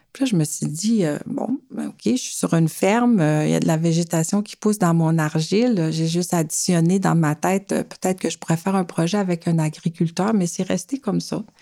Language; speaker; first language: French; native; French